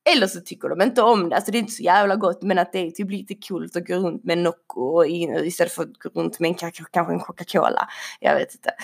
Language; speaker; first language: Swedish; native; Swedish